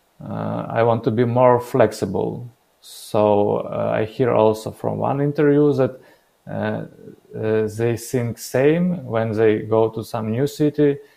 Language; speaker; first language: English; non-native, learner; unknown